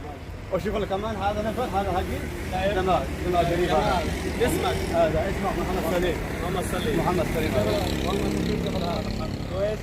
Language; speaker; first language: Arabic; non-native, learner; Saraiki